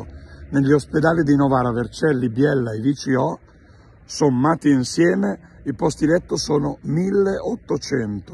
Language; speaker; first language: Italian; native; Italian